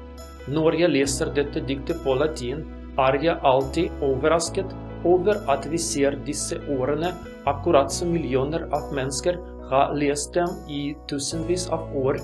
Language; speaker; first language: Norwegian; non-native, learner; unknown